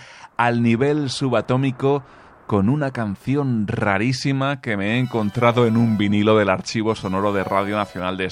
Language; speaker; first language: Spanish; native; Spanish